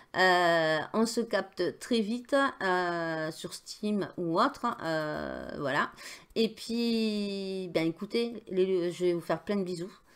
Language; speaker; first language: French; native; French